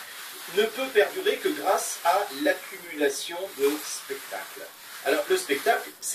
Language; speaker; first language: French; native; French